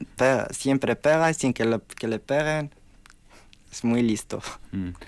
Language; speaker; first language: Spanish; non-native, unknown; Arabic